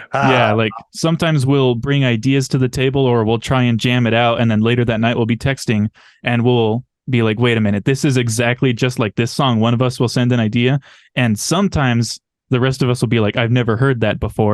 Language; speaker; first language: English; native; English